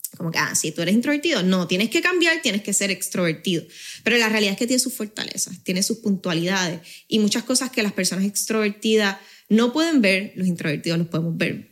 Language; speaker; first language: Spanish; native; Spanish